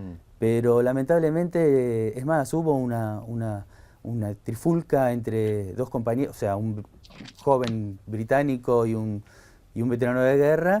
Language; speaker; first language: Spanish; native; Spanish